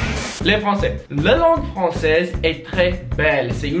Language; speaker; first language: French; non-native, fluent; English